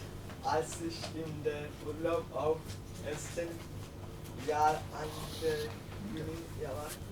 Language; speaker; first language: German; non-native, learner; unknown